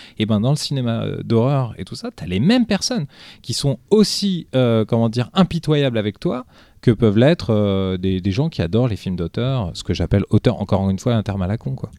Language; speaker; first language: French; early bilingual, other home language; Portuguese